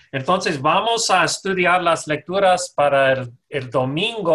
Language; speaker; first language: Spanish; non-native, fluent; English